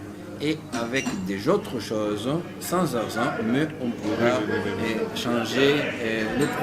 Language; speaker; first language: French; non-native, fluent; Greek